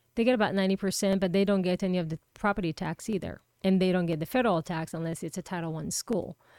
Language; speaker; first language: English; non-native, fluent; Hebrew